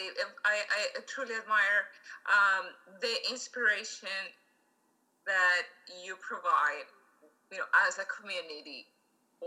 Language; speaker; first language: English; non-native, fluent; Spanish